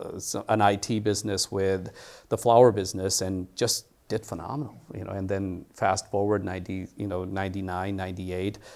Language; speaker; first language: English; early bilingual, other home language; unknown